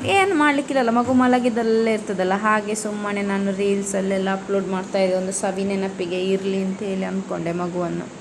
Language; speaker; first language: Kannada; non-native, local second language; Tulu